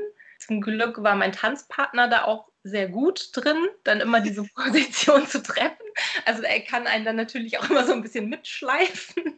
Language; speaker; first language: German; native; German